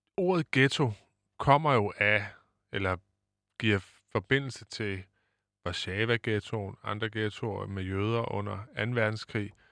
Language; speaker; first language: Danish; native; Danish